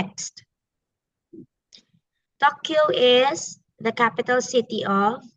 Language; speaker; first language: English; non-native, fluent; Filipino